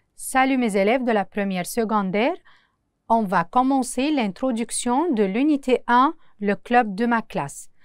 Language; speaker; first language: French; non-native, fluent; Arabic